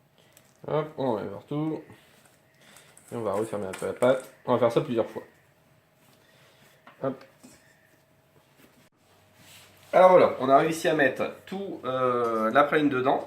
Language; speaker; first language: French; native; French